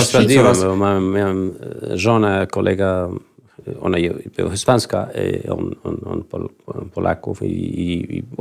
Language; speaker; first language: Polish; non-native, learner; Spanish